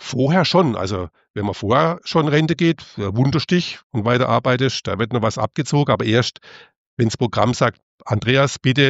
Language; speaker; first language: German; native; German